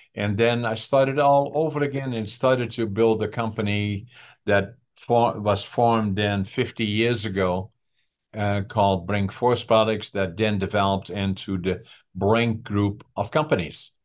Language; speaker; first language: English; non-native, fluent; Dutch